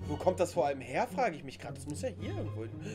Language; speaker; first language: German; native; German